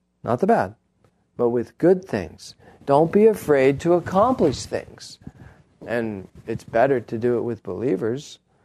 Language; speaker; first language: English; native; English